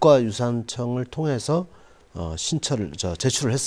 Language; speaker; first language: Korean; native; Korean